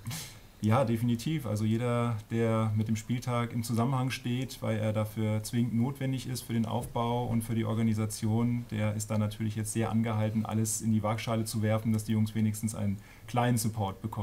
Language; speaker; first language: German; native; German